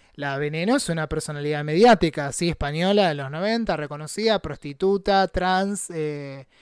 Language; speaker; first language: Spanish; native; Spanish